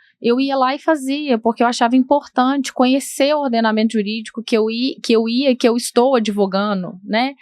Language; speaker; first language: Portuguese; native; Portuguese